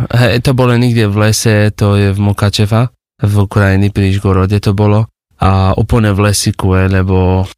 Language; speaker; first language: Slovak; non-native, fluent; Persian